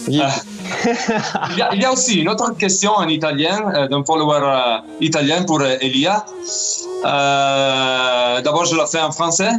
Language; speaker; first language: French; non-native, fluent; Italian